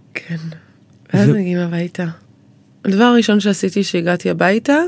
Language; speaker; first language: Hebrew; early bilingual, heritage; Hebrew